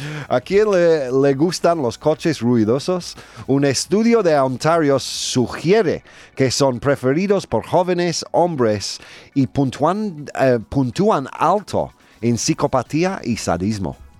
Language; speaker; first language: Spanish; non-native, fluent; English